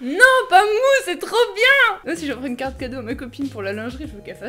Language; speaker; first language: French; native; French